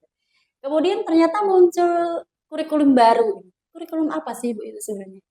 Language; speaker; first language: Indonesian; non-native, local second language; Javanese